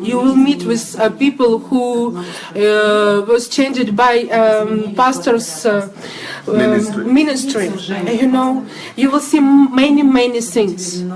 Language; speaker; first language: English; non-native, learner; Russian